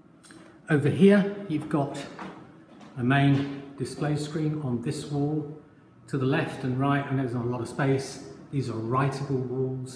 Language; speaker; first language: English; native; English